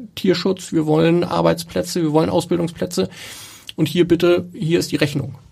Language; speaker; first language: German; native; German